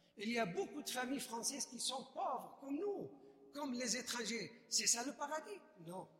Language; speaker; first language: French; non-native, fluent; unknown